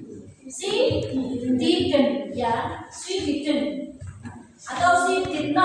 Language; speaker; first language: English; non-native, learner; Indonesian